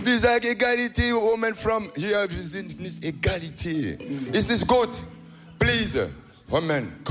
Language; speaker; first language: English; non-native, learner; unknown